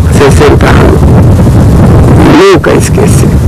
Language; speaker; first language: Portuguese; non-native, learner; Japanese